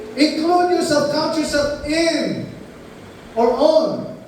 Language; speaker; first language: English; non-native, local second language; Filipino